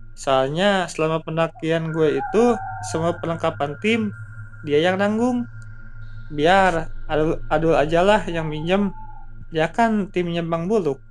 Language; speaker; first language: Indonesian; native; Indonesian